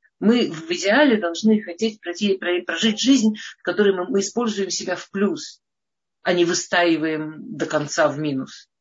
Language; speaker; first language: Russian; early bilingual, heritage; Russian